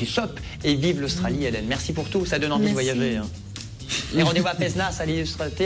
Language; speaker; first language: French; native; French